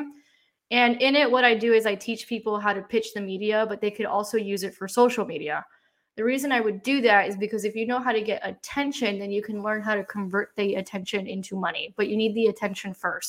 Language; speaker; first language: English; native; English